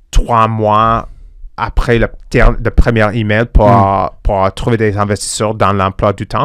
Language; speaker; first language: French; non-native, fluent; English